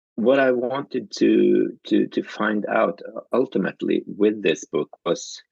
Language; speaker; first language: English; non-native, fluent; Norwegian